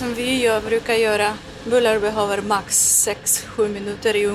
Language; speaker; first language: Swedish; non-native, learner; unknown